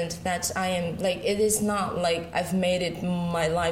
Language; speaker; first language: English; non-native, fluent; Chinese